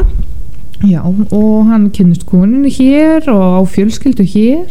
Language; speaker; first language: Icelandic; non-native, fluent; Polish